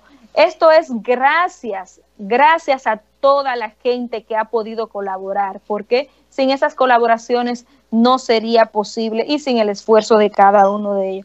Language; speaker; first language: Spanish; native; Spanish